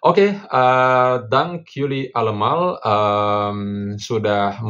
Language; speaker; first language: Dutch; non-native, fluent; Indonesian